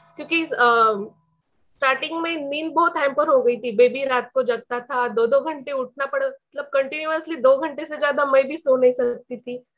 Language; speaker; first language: Hindi; non-native, local second language; Marathi